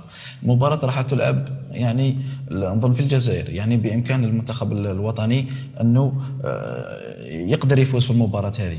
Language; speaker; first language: Arabic; native; Arabic